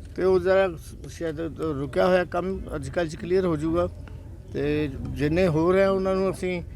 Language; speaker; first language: Punjabi; native; Punjabi